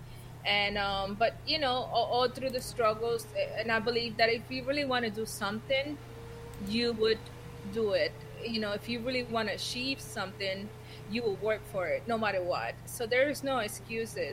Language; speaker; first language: English; non-native, fluent; Spanish